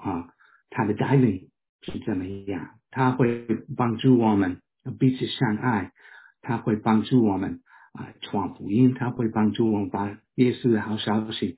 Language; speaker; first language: Chinese; non-native, fluent; English